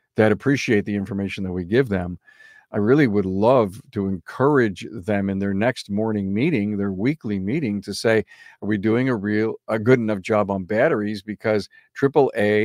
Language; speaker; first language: English; native; English